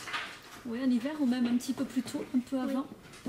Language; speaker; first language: French; native; French